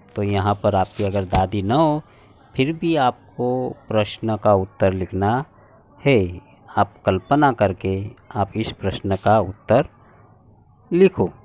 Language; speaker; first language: Hindi; non-native, local second language; Marathi